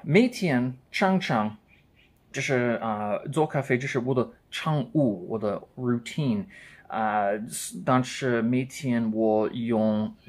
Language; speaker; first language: Chinese; non-native, learner; English